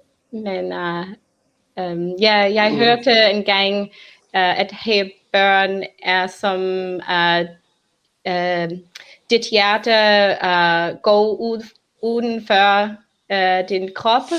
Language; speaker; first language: Danish; non-native, learner; English